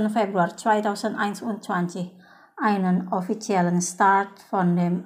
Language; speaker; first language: German; non-native, fluent; Indonesian